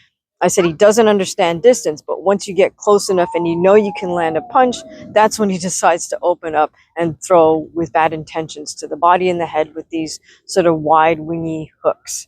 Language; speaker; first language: English; native; English